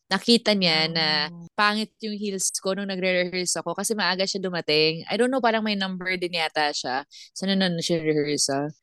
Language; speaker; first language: Filipino; non-native, local second language; Cebuano